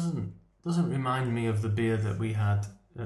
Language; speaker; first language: English; native; English